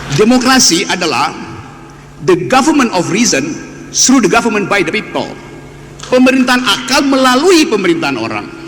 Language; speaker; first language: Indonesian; native; Indonesian